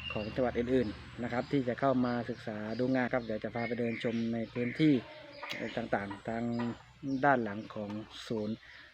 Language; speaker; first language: Thai; native; Thai